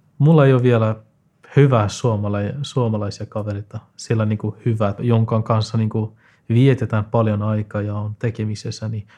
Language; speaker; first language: Finnish; non-native, fluent; Persian